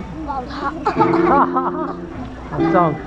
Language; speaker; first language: Chinese; non-native, learner; English